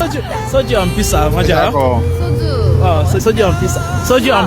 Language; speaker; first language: Korean; non-native, learner; English